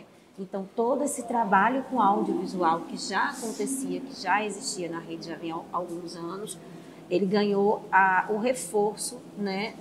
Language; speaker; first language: Portuguese; native; Portuguese